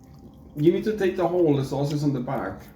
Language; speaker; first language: English; non-native, learner; German